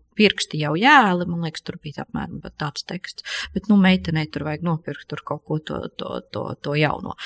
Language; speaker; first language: Latvian; native; Latvian